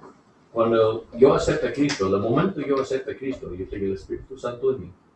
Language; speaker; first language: Spanish; non-native, learner; English